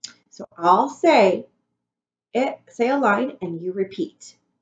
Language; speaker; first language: English; native; English